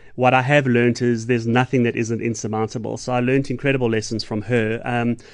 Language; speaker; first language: English; native; English